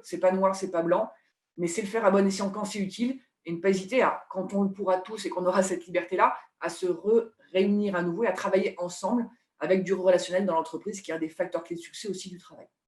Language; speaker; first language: French; native; French